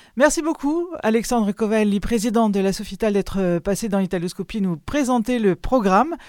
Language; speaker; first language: French; native; French